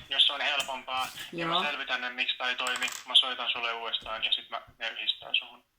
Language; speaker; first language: Finnish; native; Finnish